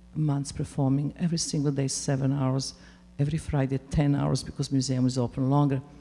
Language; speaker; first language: English; non-native, fluent; Serbian